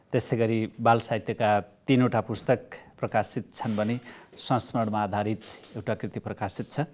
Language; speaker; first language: Nepali; native; Nepali